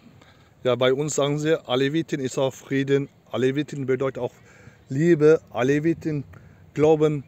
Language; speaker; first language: German; non-native, learner; Turkish